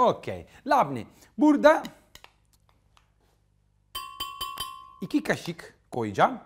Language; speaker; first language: Turkish; non-native, fluent; Italian